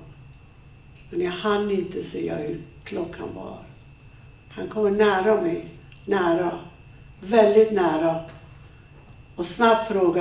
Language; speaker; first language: Swedish; non-native, fluent; Persian